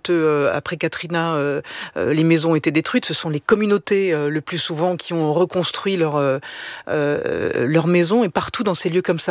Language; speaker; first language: French; native; French